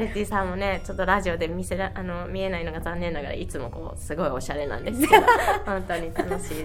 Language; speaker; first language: Japanese; native; Japanese